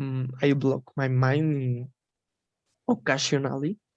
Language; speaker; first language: English; non-native, learner; Spanish